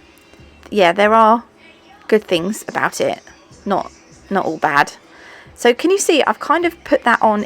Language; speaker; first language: English; native; English